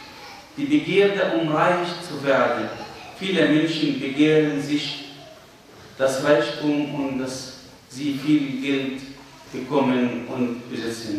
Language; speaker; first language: German; non-native, fluent; Arabic